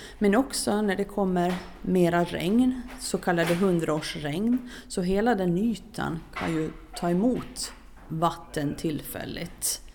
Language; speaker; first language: Swedish; native; Swedish